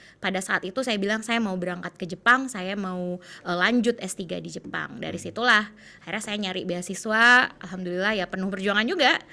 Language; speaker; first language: Indonesian; native; Indonesian